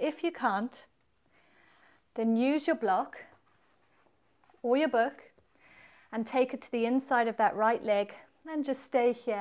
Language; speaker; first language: English; native; English